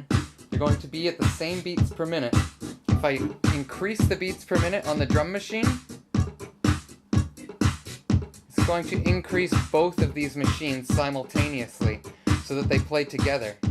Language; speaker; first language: English; native; English